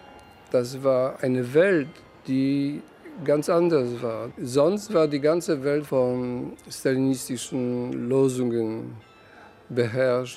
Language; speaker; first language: German; non-native, fluent; Polish